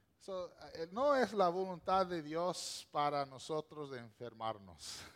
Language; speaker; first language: Spanish; non-native, local second language; English